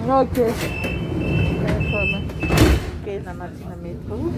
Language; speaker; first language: German; non-native, learner; Lingala